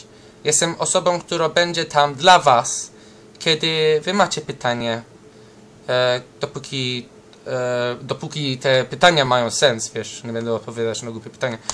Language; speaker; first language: Polish; early bilingual, heritage; English